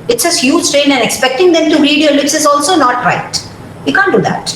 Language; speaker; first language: English; non-native, local second language; Malayalam